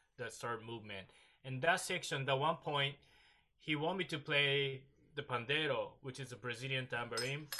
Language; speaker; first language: English; non-native, learner; Japanese